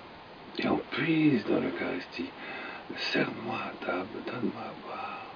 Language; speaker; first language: French; native; French